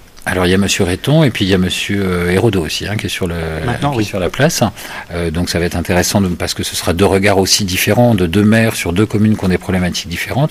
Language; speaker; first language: French; native; French